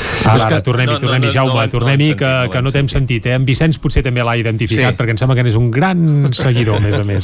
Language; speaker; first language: Catalan; native; Catalan